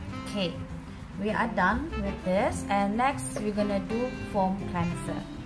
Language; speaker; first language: English; non-native, local second language; Malay